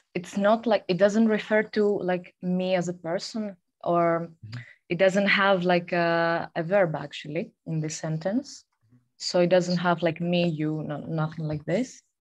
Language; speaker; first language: English; non-native, fluent; Greek